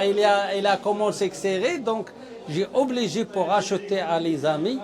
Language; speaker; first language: French; non-native, learner; Arabic